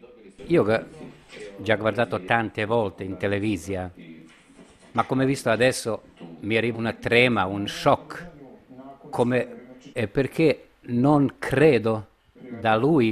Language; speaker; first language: Italian; non-native, learner; Bosnian